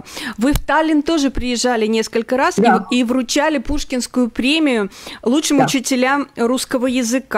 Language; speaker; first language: Russian; native; Russian